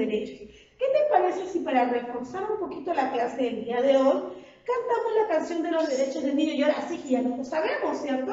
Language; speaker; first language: Spanish; native; Spanish